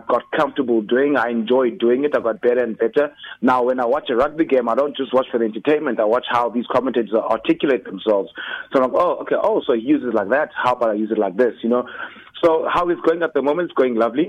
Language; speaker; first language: English; non-native, local second language; Xhosa